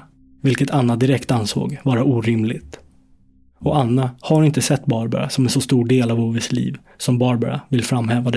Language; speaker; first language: Swedish; native; Swedish